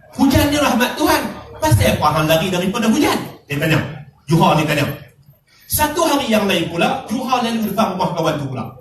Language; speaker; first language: Malay; native; Malay